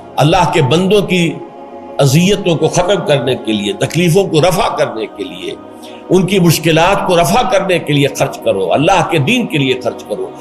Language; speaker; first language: Urdu; native; Urdu